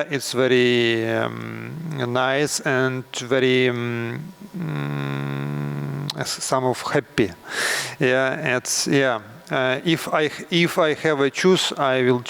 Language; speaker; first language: English; non-native, learner; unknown